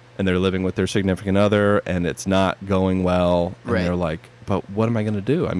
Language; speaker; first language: English; native; English